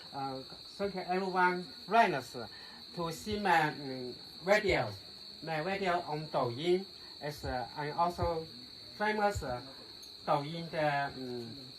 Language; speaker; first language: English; non-native, learner; Chinese